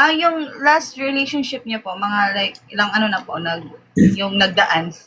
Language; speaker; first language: Filipino; non-native, local second language; Cebuano